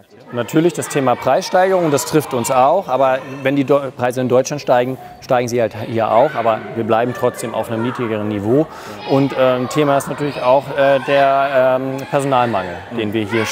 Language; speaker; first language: German; native; German